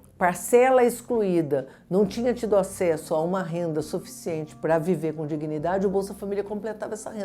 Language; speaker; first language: Portuguese; native; Portuguese